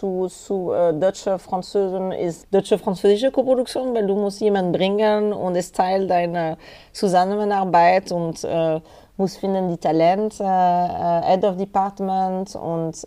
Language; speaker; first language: German; non-native, fluent; French